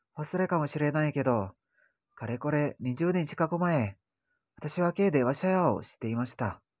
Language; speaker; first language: Japanese; non-native, learner; Indonesian